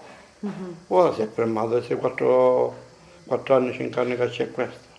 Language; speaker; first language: Italian; non-native, learner; Maltese